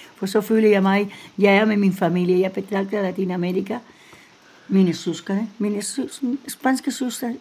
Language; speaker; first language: Danish; non-native, fluent; Spanish